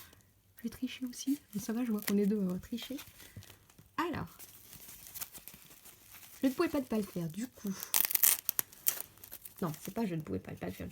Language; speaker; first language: French; native; French